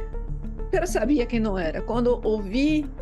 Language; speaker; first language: Spanish; non-native, learner; Portuguese